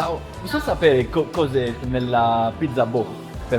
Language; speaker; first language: Italian; non-native, learner; French